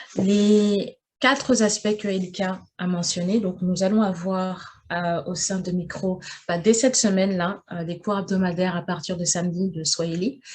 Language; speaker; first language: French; non-native, local second language; Wolof